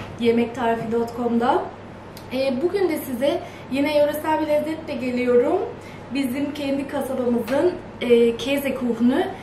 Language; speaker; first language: Turkish; early bilingual, heritage; Turkish